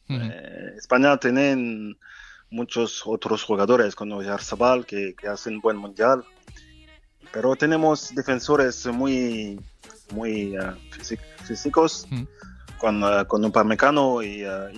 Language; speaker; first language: Spanish; non-native, fluent; French